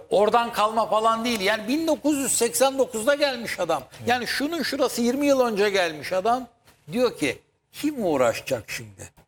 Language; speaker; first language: Turkish; native; Turkish